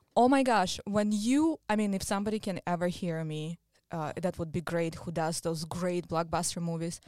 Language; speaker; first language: English; non-native, fluent; Russian